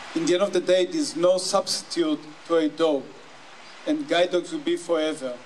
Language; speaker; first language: English; non-native, fluent; Hebrew